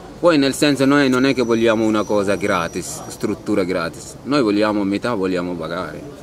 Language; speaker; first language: Italian; non-native, fluent; Arabic